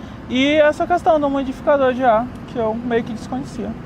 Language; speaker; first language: Portuguese; native; Portuguese